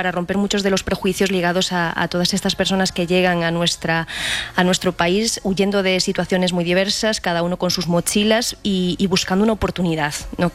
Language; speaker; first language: Spanish; native; Spanish